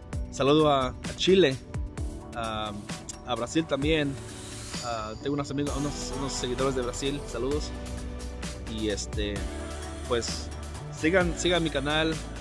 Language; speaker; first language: Spanish; native; Spanish